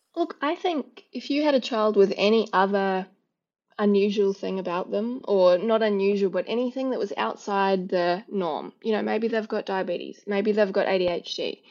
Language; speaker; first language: English; native; English